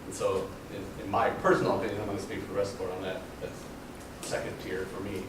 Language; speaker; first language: English; native; English